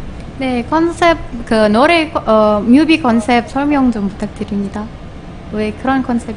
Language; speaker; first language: Korean; non-native, fluent; Indonesian